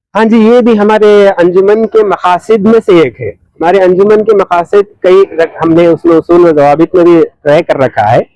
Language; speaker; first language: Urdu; native; Urdu